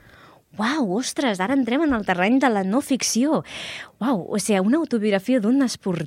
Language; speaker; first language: Catalan; native; Catalan